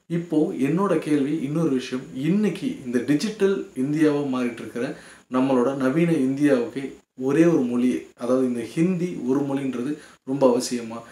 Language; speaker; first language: Tamil; native; Tamil